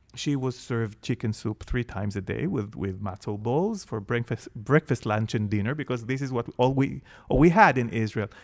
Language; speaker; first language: English; non-native, fluent; Hebrew